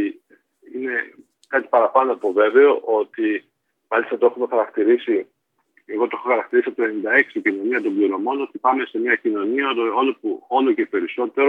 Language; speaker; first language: Greek; native; Greek